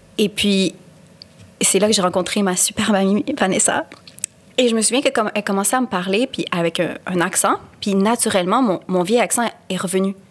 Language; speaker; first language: French; early bilingual, other home language; Spanish